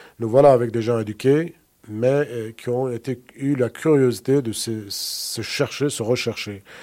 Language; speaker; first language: French; non-native, fluent; Kurdish